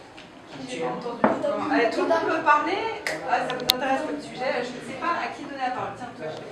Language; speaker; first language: French; native; French